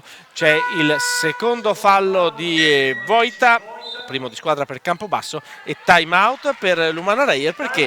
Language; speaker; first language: Italian; native; Italian